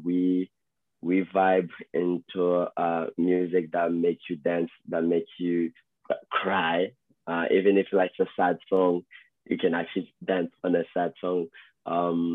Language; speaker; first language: English; native; English